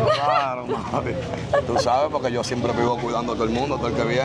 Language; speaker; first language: Spanish; native; Spanish